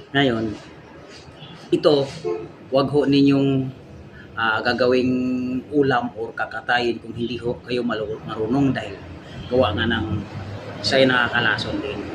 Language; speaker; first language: Filipino; non-native, local second language; Cebuano